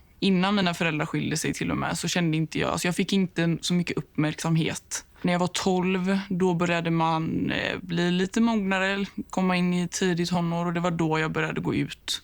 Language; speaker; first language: Swedish; native; Swedish